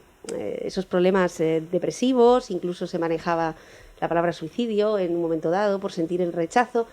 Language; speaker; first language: Spanish; native; Spanish